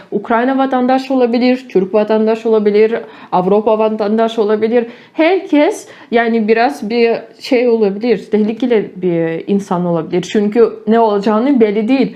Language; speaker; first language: Turkish; non-native, fluent; Ukrainian